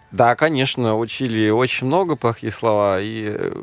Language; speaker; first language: Russian; non-native, fluent; German